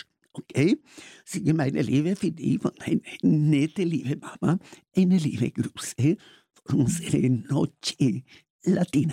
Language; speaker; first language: German; non-native, learner; Spanish